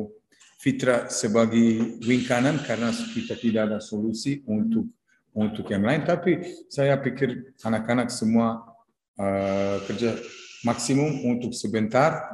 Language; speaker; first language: Indonesian; non-native, fluent; Serbian